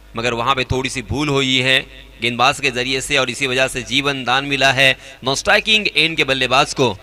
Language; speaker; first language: Hindi; non-native, local second language; Marathi